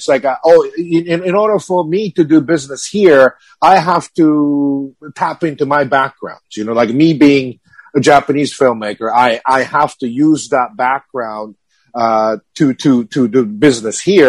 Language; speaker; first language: English; non-native, fluent; Japanese